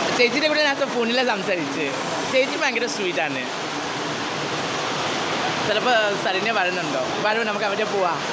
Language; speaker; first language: Malayalam; non-native, fluent; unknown